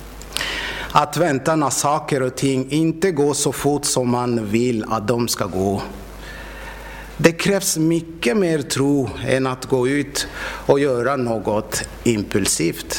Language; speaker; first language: Swedish; non-native, fluent; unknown